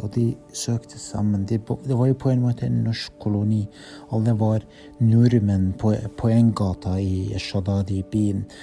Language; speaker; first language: Norwegian; non-native, fluent; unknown